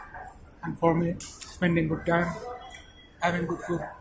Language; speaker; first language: English; non-native, learner; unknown